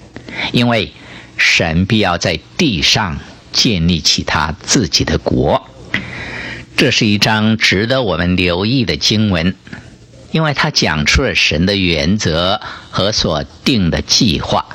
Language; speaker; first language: Chinese; native; Chinese